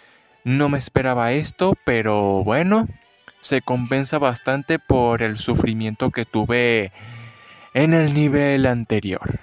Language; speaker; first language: Spanish; native; Spanish